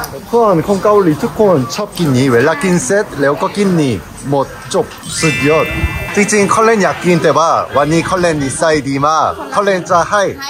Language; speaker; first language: Thai; non-native, fluent; Korean